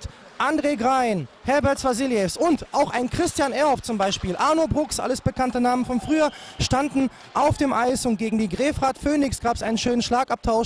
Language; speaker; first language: German; native; German